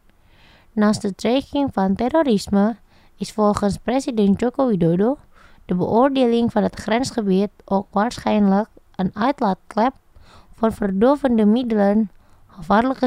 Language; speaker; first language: Dutch; non-native, fluent; Indonesian